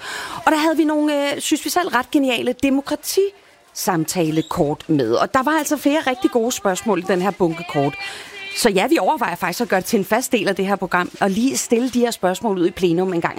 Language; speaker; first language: Danish; native; Danish